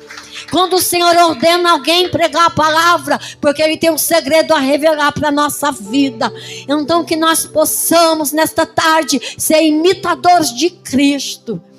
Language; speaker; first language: Portuguese; native; Portuguese